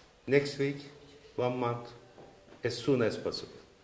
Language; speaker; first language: English; non-native, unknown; Turkish